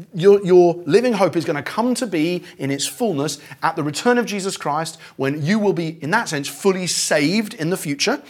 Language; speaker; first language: English; native; English